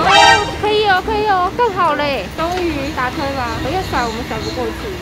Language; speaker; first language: Chinese; native; Chinese